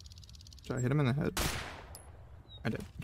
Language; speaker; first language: English; native; English